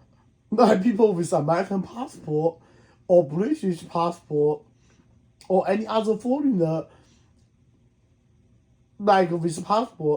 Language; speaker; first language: English; non-native, learner; Chinese